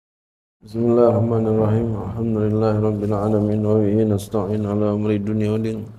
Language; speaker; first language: Arabic; non-native, fluent; Indonesian